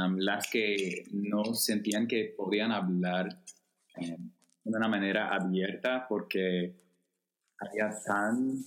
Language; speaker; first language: Spanish; non-native, fluent; English